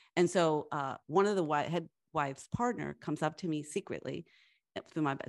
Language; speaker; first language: English; early bilingual, other home language; Spanish